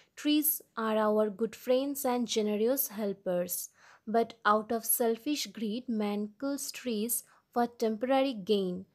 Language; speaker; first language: English; non-native, local second language; Bangla